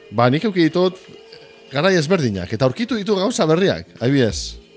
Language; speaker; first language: Basque; early bilingual, heritage; Basque